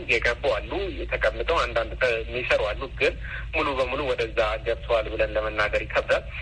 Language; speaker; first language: Amharic; non-native, local second language; Tigrinya